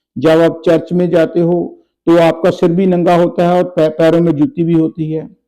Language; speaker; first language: Hindi; non-native, local second language; Punjabi